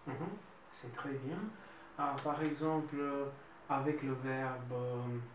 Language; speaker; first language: French; non-native, fluent; Russian